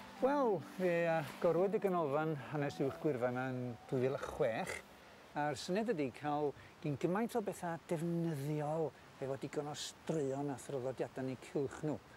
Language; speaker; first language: Welsh; native; Welsh